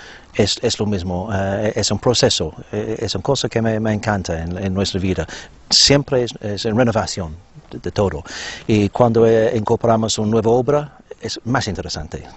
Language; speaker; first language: Spanish; non-native, fluent; English